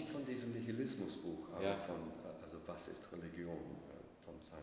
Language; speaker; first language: German; non-native, fluent; English